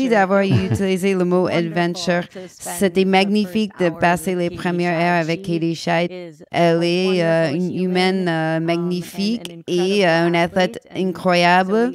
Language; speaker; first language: French; non-native, learner; English